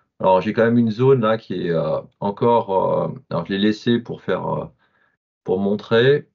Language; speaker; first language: French; native; French